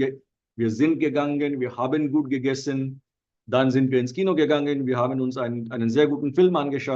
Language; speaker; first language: German; non-native, fluent; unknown